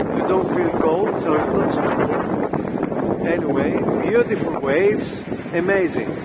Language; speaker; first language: English; non-native, learner; Greek